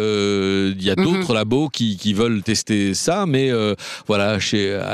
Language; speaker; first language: French; native; French